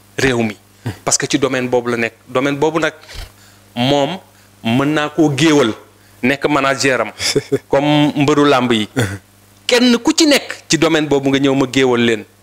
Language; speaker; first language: Wolof; native; Wolof